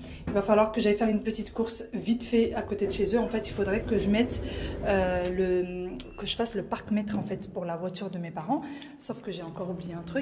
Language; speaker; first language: French; native; French